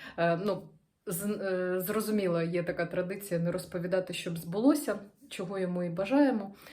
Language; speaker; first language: Ukrainian; non-native, local second language; Russian